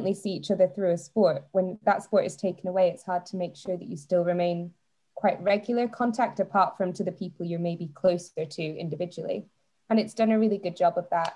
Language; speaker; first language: English; native; English